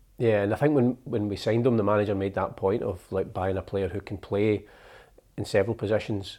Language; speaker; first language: English; native; English